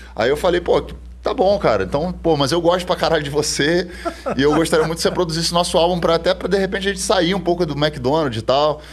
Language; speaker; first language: Portuguese; native; Portuguese